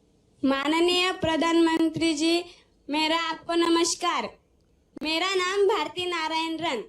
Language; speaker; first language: Hindi; non-native, local second language; Marathi